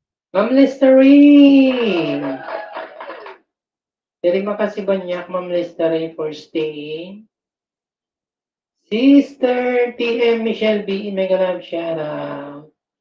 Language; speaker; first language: English; non-native, local second language; Filipino